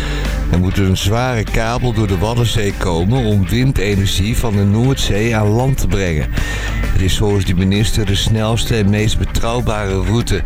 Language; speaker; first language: Dutch; native; Dutch